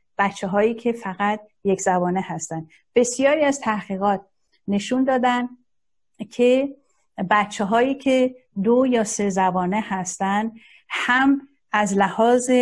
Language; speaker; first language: Persian; non-native, local second language; Azerbaijani